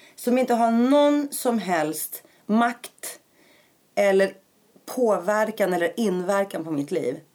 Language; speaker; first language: Swedish; early bilingual, other home language; Greek